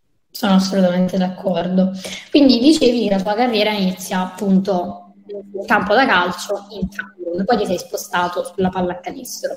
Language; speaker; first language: Italian; native; Italian